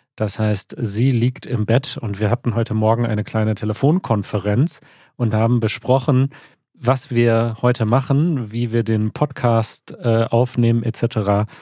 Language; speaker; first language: German; native; German